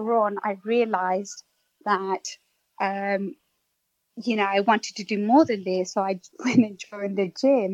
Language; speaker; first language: English; native; English